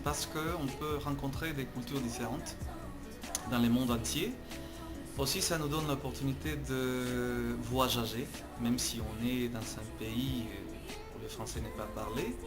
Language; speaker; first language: French; non-native, learner; Spanish